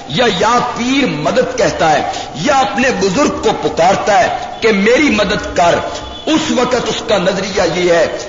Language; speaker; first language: Urdu; non-native, local second language; Punjabi